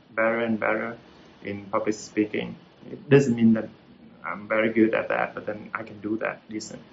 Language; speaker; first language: English; non-native, fluent; Vietnamese